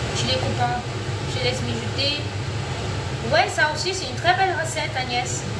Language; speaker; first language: French; native; French